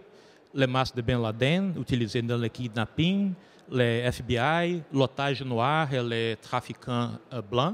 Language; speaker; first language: French; non-native, learner; Portuguese